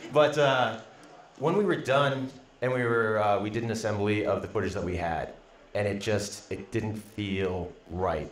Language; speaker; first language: English; native; English